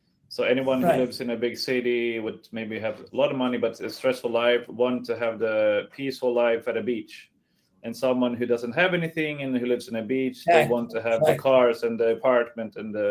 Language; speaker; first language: English; non-native, fluent; Swedish